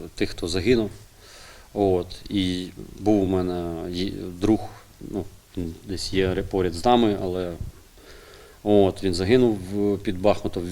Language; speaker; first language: Ukrainian; native; Ukrainian